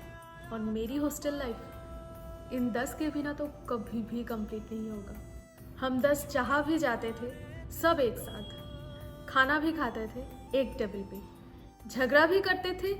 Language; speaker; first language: Hindi; native; Hindi